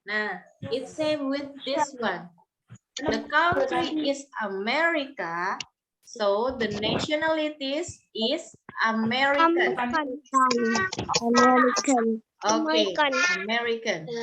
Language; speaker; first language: English; non-native, learner; Indonesian